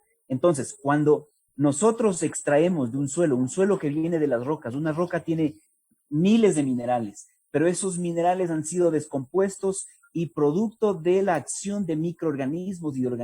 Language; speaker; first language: Spanish; native; Spanish